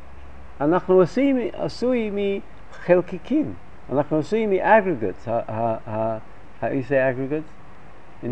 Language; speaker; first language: Hebrew; non-native, fluent; English